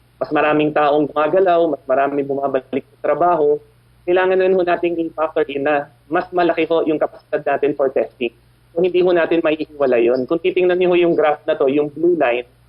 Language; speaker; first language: Filipino; native; Filipino